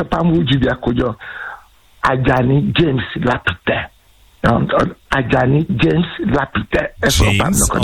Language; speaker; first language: Hungarian; non-native, fluent; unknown